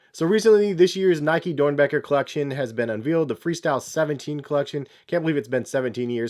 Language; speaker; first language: English; native; English